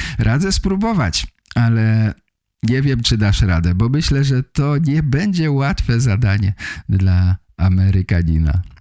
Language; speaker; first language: Polish; native; Polish